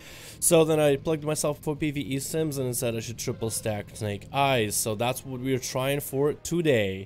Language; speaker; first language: English; native; English